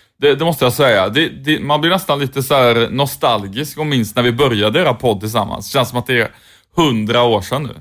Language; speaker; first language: Swedish; native; Swedish